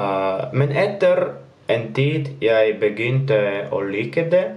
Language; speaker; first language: Norwegian; non-native, learner; Polish